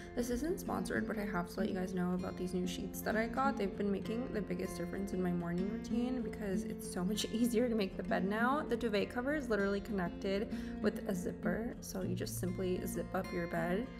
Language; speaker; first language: English; native; English